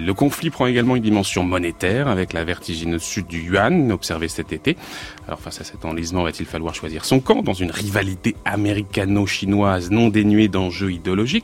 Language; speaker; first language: French; native; French